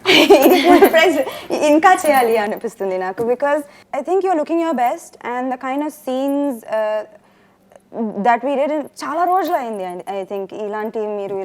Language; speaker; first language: Telugu; non-native, fluent; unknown